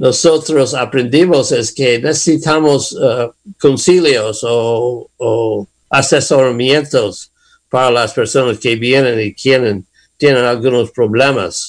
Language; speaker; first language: Spanish; non-native, learner; English